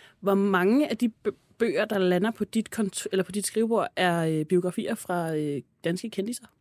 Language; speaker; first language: Danish; native; Danish